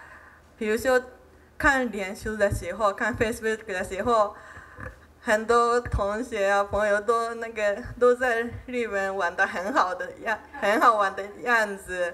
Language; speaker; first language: Chinese; non-native, fluent; Japanese